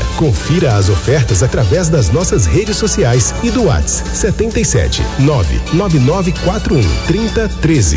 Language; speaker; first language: Portuguese; native; Portuguese